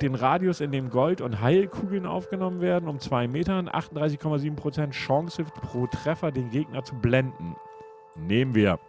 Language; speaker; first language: German; native; German